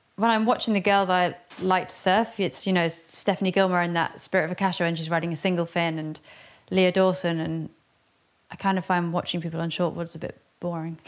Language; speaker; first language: English; native; English